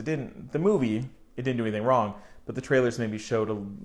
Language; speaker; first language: English; native; English